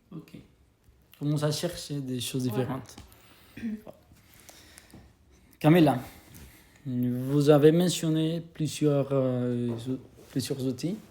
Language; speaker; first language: French; non-native, fluent; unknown